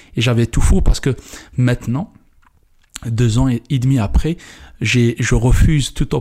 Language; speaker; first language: French; non-native, local second language; Kabyle